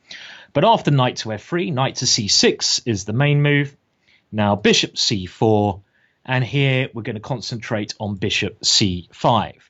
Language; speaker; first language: English; native; English